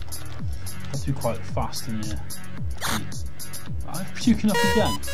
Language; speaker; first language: English; native; English